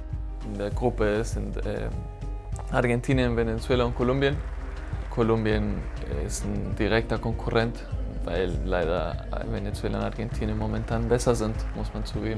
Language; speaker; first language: German; non-native, fluent; Spanish